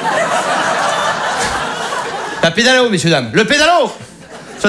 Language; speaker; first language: French; native; French